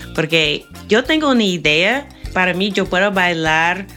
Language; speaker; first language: Spanish; non-native, fluent; English